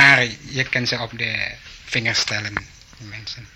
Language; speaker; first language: Dutch; early bilingual, heritage; Dutch